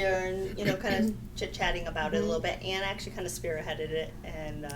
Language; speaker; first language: English; native; English